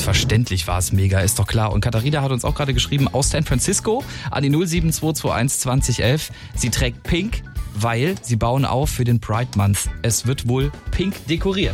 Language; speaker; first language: German; native; German